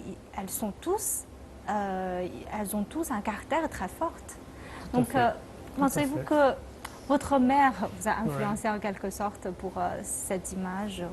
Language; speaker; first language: French; non-native, fluent; Chinese